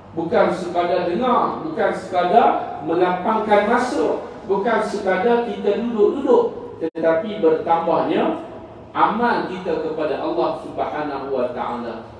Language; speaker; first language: Malay; native; Malay